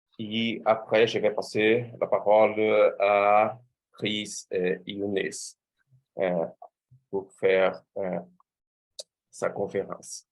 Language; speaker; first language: French; non-native, fluent; Portuguese